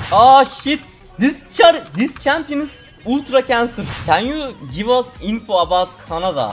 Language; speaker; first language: English; non-native, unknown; Turkish